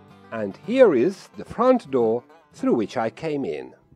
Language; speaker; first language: English; non-native, fluent; Hungarian